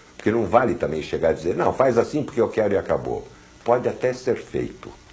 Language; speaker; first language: Portuguese; early bilingual, other home language; German